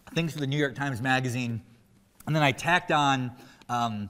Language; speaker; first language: English; native; English